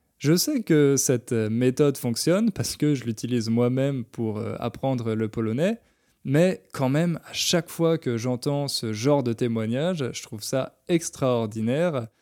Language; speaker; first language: French; native; French